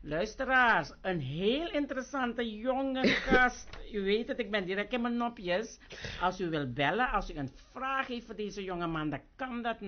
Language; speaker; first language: Dutch; native; Dutch